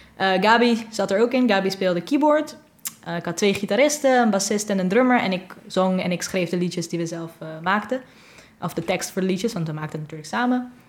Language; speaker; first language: Dutch; non-native, local second language; Papiamento